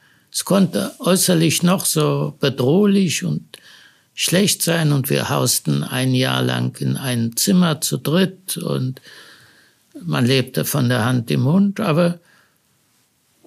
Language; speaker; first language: German; early bilingual, other home language; Hebrew